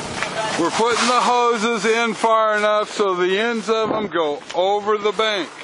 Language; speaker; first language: English; native; English